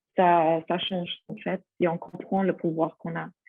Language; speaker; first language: French; non-native, fluent; German